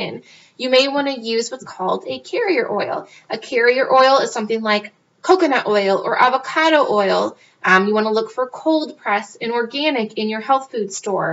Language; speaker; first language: English; native; English